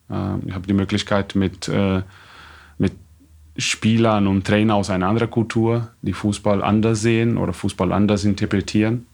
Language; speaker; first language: German; non-native, fluent; Portuguese